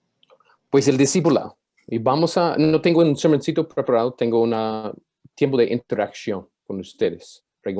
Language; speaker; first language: Spanish; non-native, fluent; English